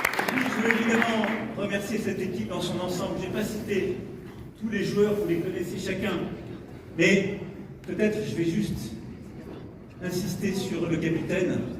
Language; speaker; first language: French; native; French